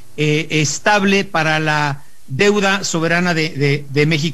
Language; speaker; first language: Spanish; native; Spanish